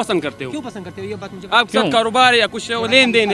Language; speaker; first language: Hindi; non-native, fluent; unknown